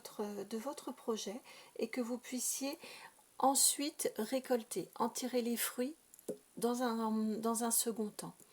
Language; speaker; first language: French; native; French